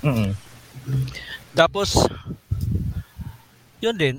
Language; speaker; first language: English; non-native, local second language; Cebuano